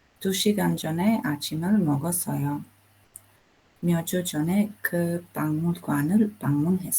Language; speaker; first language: Korean; non-native, learner; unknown